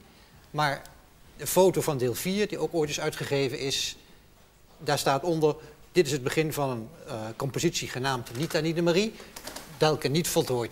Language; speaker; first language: Dutch; native; Dutch